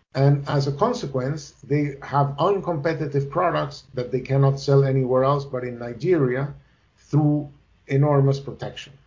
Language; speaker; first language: English; non-native, fluent; Spanish